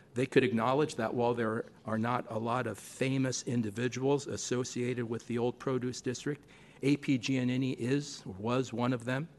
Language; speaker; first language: English; native; English